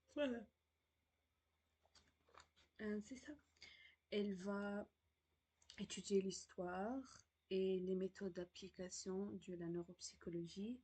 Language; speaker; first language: French; non-native, learner; Arabic